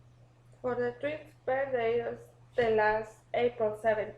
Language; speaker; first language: English; non-native, learner; Spanish